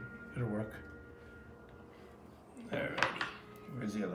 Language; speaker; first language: English; native; English